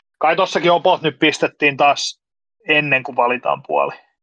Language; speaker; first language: Finnish; native; Finnish